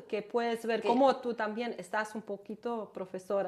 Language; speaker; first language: Spanish; non-native, learner; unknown